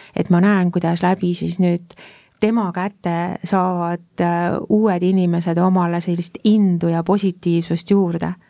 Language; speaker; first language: Estonian; native; Estonian